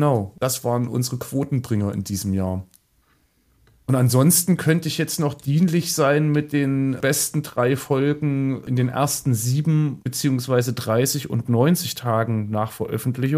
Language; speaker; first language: German; native; German